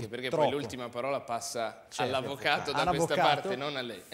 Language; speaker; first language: Italian; native; Italian